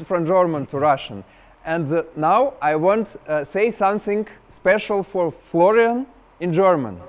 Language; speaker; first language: English; non-native, learner; Russian